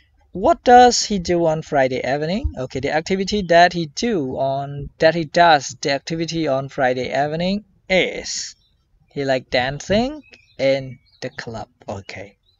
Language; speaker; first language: English; non-native, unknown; Khmer